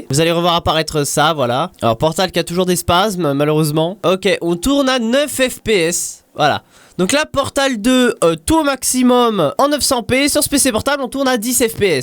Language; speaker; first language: French; native; French